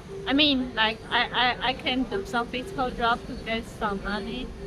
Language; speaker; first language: English; non-native, learner; Chinese